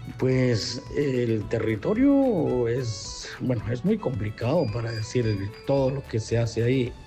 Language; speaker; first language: Spanish; non-native, local second language; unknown